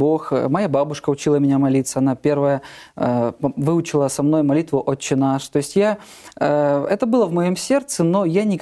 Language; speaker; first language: Russian; native; Russian